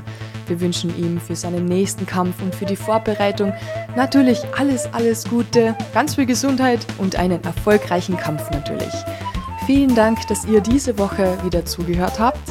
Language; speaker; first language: German; native; German